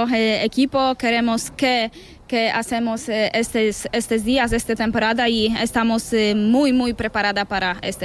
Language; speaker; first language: Spanish; non-native, learner; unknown